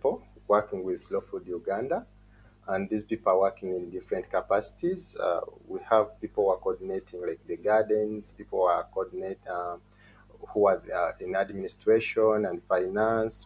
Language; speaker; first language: English; non-native, local second language; Ganda